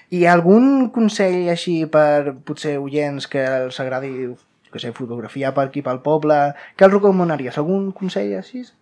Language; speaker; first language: Catalan; non-native, local second language; Spanish